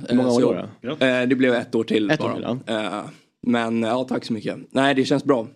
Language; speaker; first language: Swedish; native; Swedish